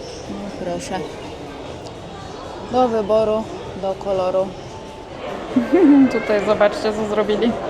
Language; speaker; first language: Polish; native; Polish